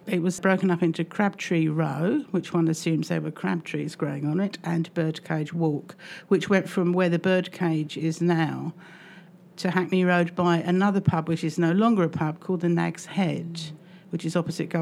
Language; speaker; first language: English; native; English